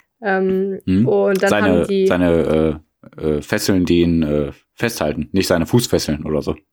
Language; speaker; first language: German; native; German